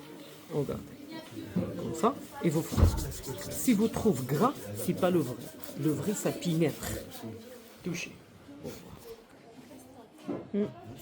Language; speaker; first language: French; non-native, local second language; Arabic